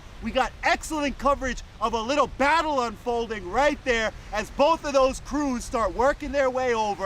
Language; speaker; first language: English; native; English